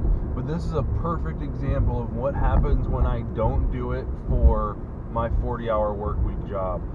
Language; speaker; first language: English; native; English